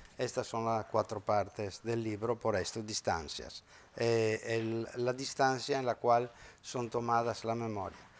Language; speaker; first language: Spanish; non-native, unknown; Italian